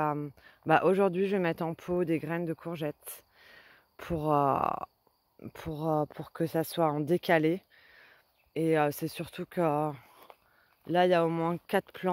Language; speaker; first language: French; native; French